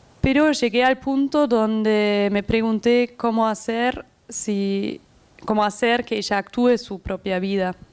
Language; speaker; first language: Spanish; non-native, fluent; German